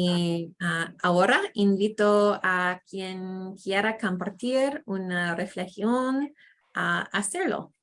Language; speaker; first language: Spanish; non-native, fluent; English